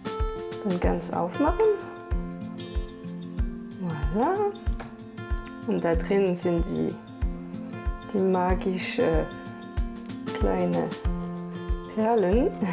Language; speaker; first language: German; non-native, fluent; French